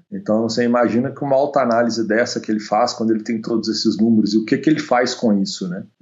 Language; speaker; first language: Portuguese; native; Portuguese